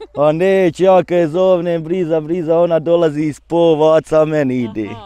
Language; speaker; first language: Croatian; native; Croatian